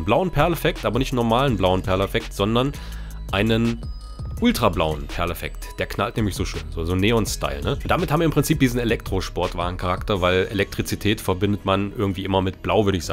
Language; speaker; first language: German; native; German